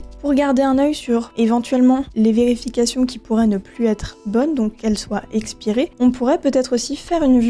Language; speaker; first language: French; native; French